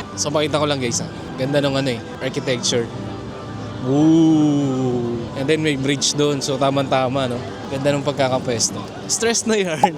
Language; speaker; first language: Filipino; native; Filipino